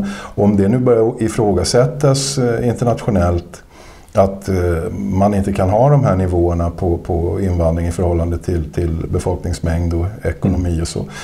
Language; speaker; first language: Swedish; native; Swedish